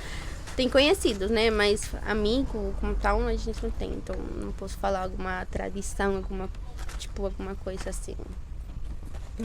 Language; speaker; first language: Portuguese; non-native, fluent; Spanish